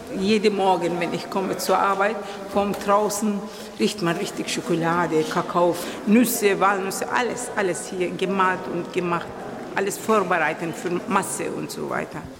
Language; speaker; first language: German; non-native, learner; Turkish